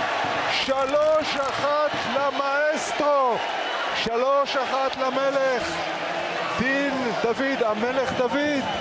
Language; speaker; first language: Hebrew; native; Hebrew